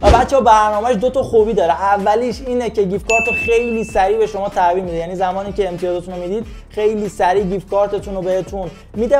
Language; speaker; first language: Persian; native; Persian